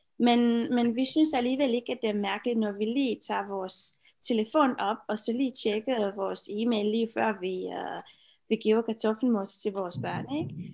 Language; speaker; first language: Danish; non-native, fluent; Romanian